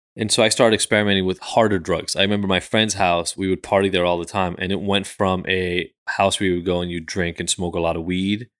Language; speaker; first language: English; early bilingual, other home language; Hebrew